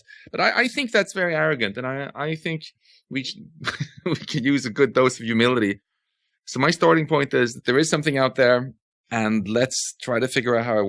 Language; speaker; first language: English; non-native, fluent; Swedish